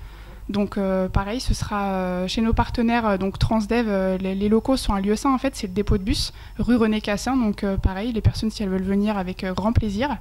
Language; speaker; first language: French; native; French